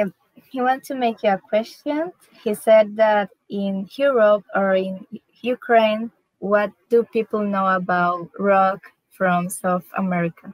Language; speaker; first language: English; non-native, learner; Spanish